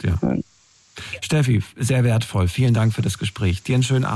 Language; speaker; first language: German; native; German